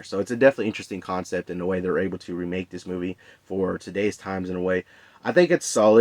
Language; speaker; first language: English; native; English